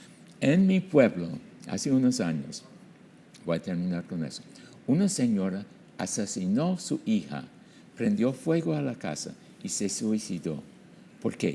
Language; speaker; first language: Spanish; non-native, fluent; English